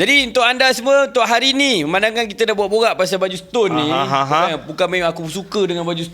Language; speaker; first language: Malay; native; Malay